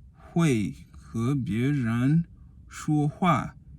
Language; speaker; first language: Chinese; non-native, learner; English